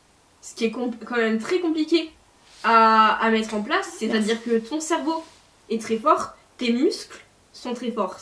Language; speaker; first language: French; native; French